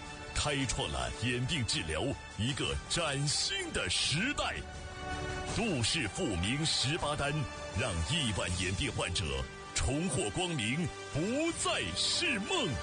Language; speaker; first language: Chinese; native; Chinese